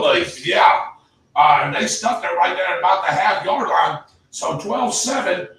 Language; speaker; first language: English; native; English